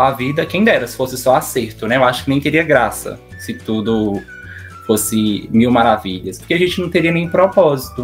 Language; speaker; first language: Portuguese; native; Portuguese